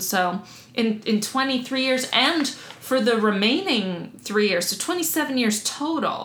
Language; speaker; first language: English; native; English